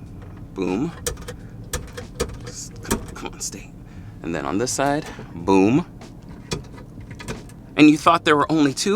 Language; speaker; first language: English; native; English